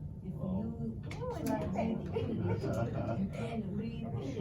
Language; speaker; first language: English; non-native, learner; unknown